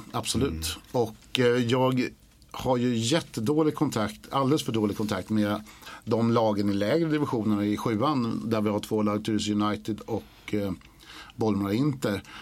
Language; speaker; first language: Swedish; native; Swedish